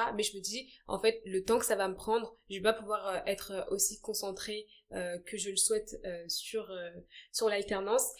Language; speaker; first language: French; early bilingual, other home language; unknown